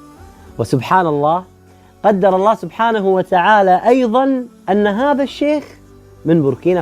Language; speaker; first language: Arabic; native; Arabic